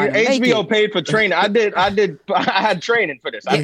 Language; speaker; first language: English; early bilingual, other home language; Spanish